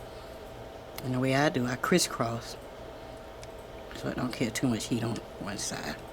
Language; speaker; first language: English; native; English